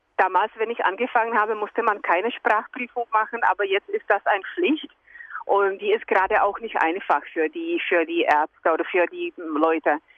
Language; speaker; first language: German; non-native, fluent; Czech